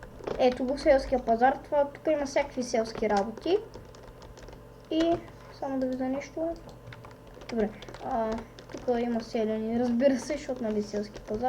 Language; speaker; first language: Bulgarian; native; Bulgarian